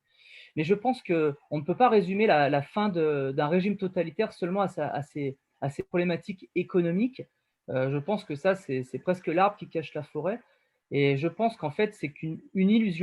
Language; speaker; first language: French; native; French